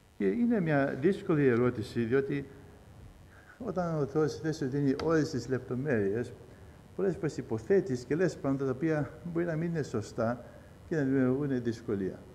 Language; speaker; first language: Greek; early bilingual, heritage; Greek